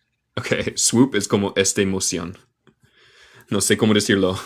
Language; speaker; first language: Spanish; non-native, learner; English